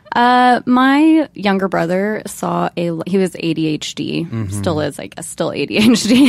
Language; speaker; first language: English; native; English